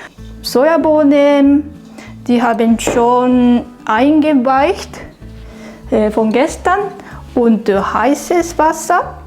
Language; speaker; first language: German; non-native, learner; Japanese